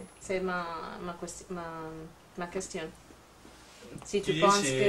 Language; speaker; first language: French; non-native, learner; Spanish